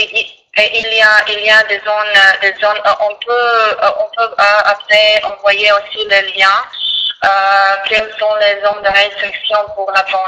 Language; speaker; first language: French; non-native, fluent; Croatian